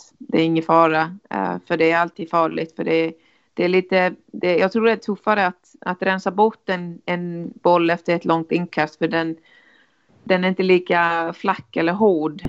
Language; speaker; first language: Swedish; non-native, fluent; Icelandic